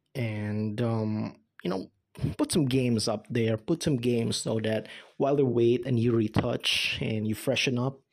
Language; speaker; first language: English; non-native, local second language; Cebuano